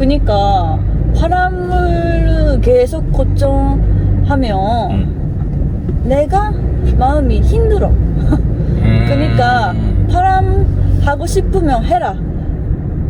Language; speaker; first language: Korean; non-native, learner; Japanese